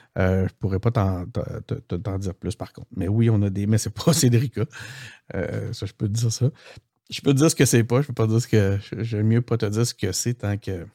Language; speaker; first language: French; native; French